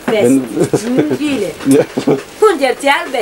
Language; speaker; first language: German; non-native, learner; Bulgarian